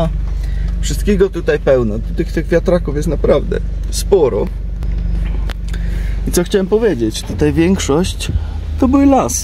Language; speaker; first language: Polish; native; Polish